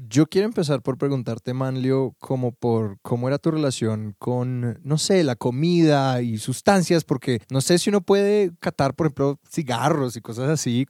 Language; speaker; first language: Spanish; native; Spanish